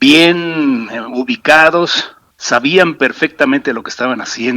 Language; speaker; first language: Spanish; native; Spanish